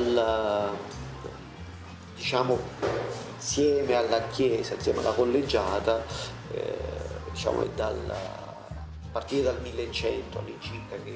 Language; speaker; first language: Italian; native; Italian